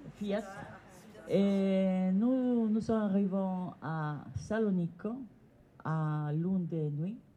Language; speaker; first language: French; non-native, learner; Italian